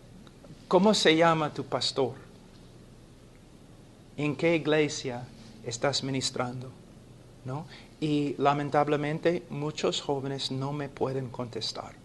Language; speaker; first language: Spanish; non-native, fluent; English